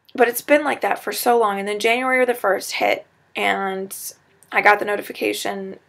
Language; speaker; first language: English; native; English